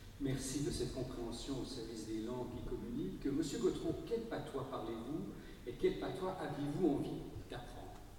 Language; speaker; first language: French; native; French